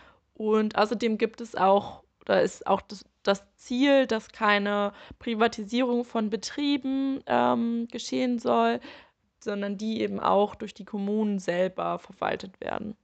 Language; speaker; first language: German; native; German